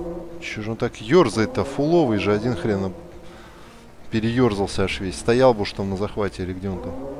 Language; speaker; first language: Russian; native; Russian